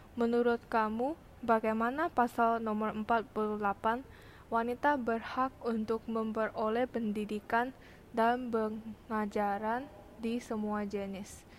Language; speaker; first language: Indonesian; non-native, learner; Chinese